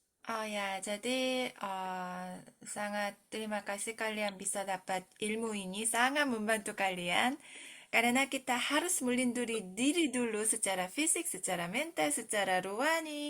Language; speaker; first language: Indonesian; non-native, fluent; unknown